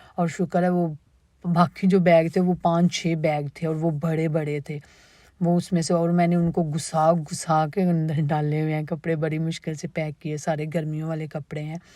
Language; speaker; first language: Urdu; native; Urdu